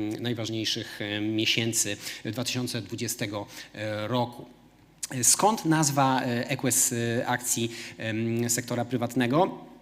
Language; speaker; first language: Polish; native; Polish